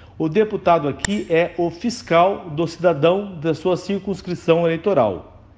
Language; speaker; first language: Portuguese; native; Portuguese